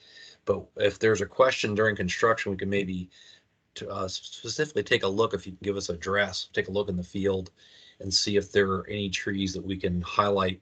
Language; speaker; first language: English; native; English